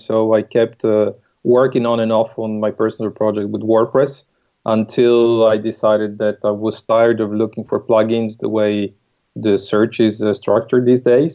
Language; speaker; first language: English; non-native, fluent; Italian